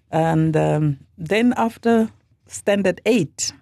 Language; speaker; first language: English; non-native, local second language; Afrikaans